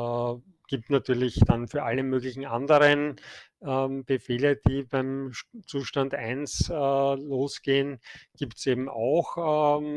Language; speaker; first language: German; native; German